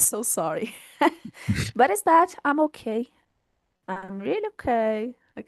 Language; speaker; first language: English; non-native, learner; Portuguese